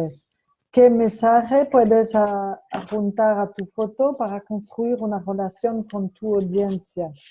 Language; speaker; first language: Spanish; non-native, fluent; French